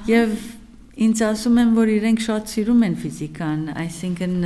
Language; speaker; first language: Armenian; early bilingual, heritage; Arabic